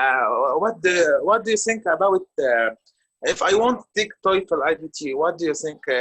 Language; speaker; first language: English; non-native, learner; Arabic